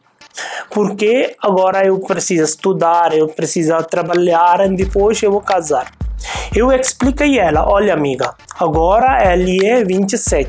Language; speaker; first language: Portuguese; non-native, fluent; Hindi